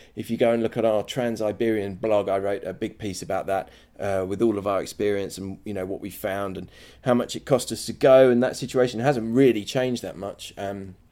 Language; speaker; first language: English; native; English